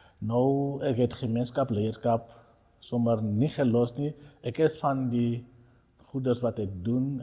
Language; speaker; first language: Afrikaans; non-native, local second language; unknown